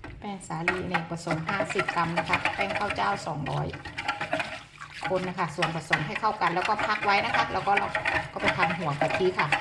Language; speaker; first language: Thai; native; Thai